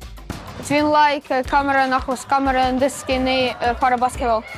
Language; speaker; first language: Welsh; non-native, learner; Ukrainian